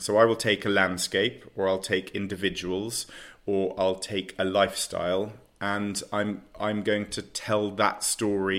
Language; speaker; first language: English; native; English